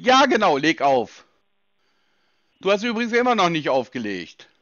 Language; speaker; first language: German; native; German